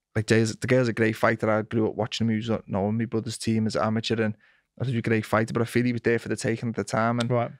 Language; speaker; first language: English; native; English